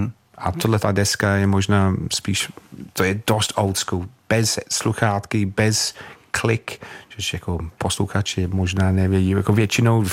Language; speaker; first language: Czech; non-native, fluent; English